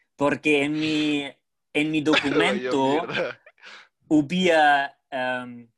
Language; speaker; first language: English; non-native, fluent; German